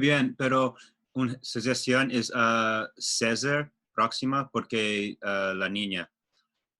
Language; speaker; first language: Spanish; non-native, learner; English